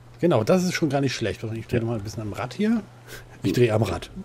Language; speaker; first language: German; native; German